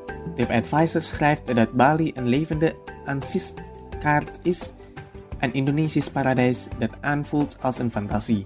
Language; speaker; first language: Dutch; non-native, fluent; Indonesian